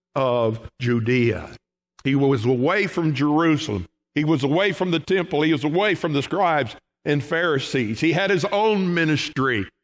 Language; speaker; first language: English; native; English